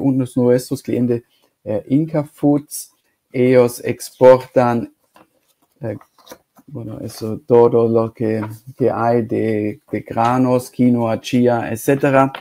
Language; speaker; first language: Spanish; non-native, fluent; German